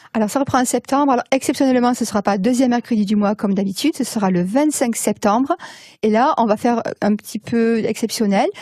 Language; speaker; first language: French; native; French